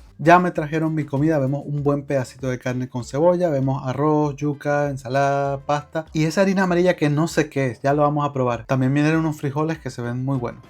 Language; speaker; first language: Spanish; native; Spanish